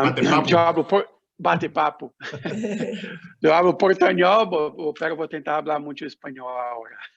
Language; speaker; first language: Spanish; non-native, learner; Portuguese